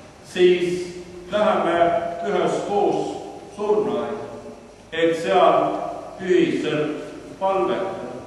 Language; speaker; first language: Estonian; non-native, learner; Swedish